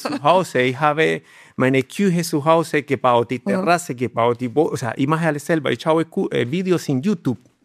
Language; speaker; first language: German; non-native, learner; Spanish